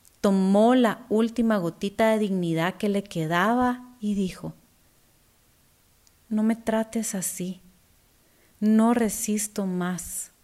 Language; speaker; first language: Spanish; native; Spanish